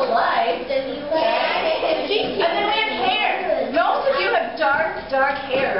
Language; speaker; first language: English; native; English